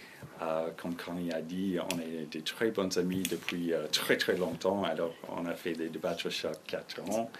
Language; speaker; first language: French; non-native, fluent; English